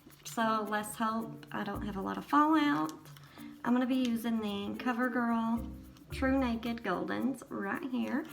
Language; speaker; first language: English; native; English